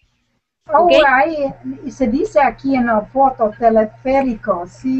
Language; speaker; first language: Spanish; non-native, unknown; English